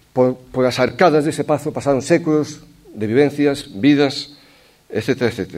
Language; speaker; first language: Galician; native; Galician